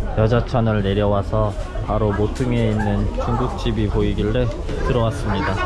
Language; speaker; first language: Korean; native; Korean